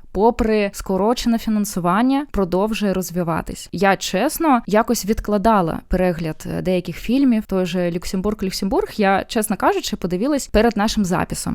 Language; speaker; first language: Ukrainian; non-native, local second language; Russian